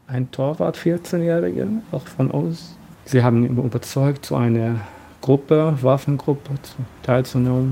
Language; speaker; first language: German; non-native, learner; Arabic